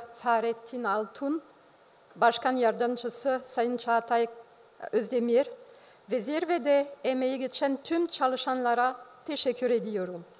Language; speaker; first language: Turkish; non-native, fluent; French